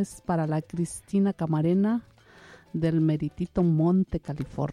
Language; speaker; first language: Spanish; native; Spanish